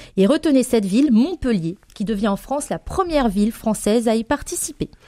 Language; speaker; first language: French; native; French